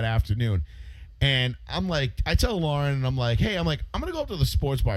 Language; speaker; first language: English; native; English